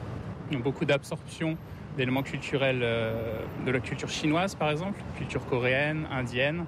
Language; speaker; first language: French; native; French